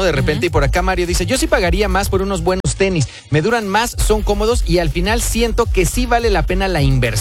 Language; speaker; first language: Spanish; native; Spanish